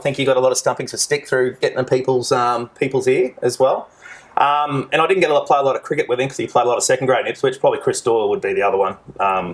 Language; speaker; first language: English; native; English